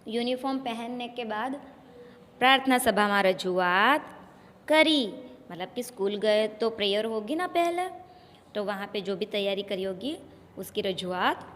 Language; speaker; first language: Hindi; non-native, local second language; Gujarati